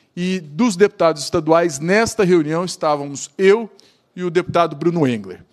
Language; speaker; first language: Portuguese; native; Portuguese